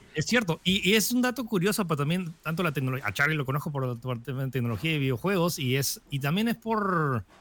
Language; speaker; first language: Spanish; early bilingual, other home language; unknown